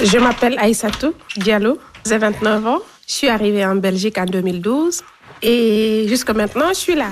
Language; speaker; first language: French; non-native, local second language; Fula